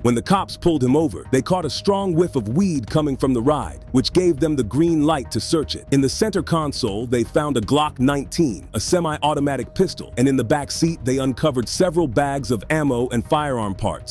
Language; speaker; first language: English; native; English